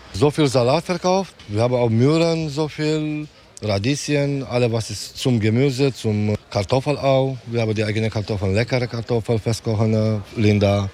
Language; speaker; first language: German; non-native, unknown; Romanian